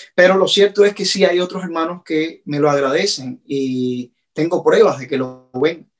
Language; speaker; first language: Spanish; native; Spanish